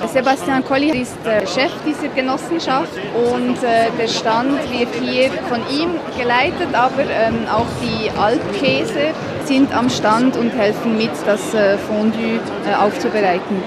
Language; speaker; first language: German; native; German